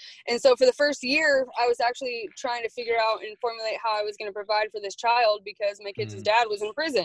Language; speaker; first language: English; native; English